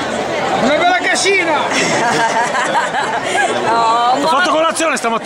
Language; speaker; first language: Italian; native; Italian